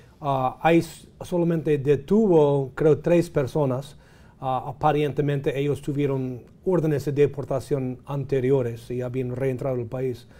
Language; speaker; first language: Spanish; non-native, fluent; English